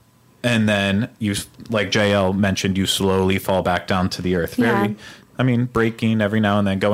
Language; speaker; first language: English; native; English